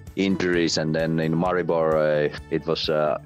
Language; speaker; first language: English; non-native, fluent; Finnish